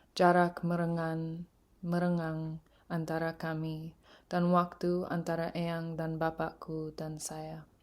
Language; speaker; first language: Indonesian; early bilingual, heritage; English